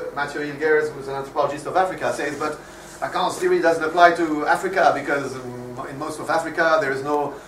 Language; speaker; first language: English; non-native, fluent; French